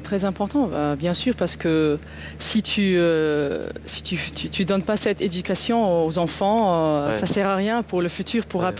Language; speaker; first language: French; non-native, fluent; Arabic